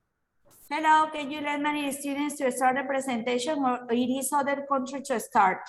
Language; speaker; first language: English; non-native, fluent; Spanish